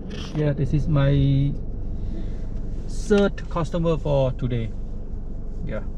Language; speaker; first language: English; non-native, learner; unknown